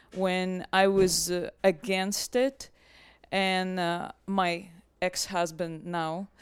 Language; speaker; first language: English; non-native, fluent; Russian